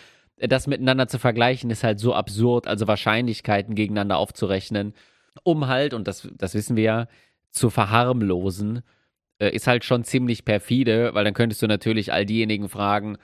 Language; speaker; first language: German; native; German